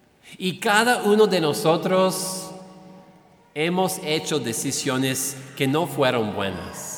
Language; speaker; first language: Spanish; non-native, fluent; English